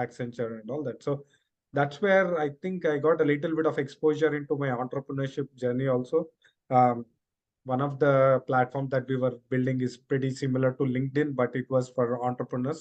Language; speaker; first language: English; non-native, local second language; Telugu